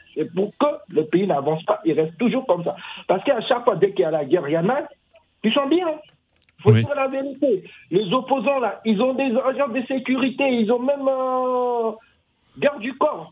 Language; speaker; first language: French; non-native, local second language; Sango